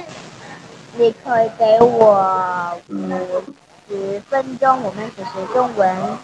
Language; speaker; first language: Chinese; non-native, learner; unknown